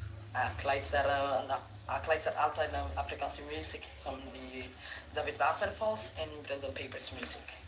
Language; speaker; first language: Dutch; non-native, learner; Filipino